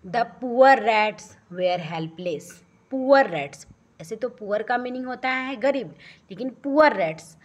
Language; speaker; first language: Hindi; native; Hindi